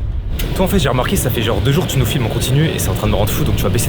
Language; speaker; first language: French; native; French